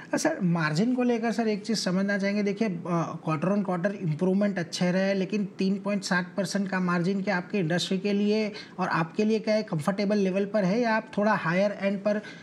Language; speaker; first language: Hindi; non-native, local second language; Gujarati